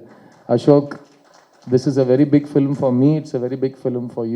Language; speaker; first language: Tamil; native; Tamil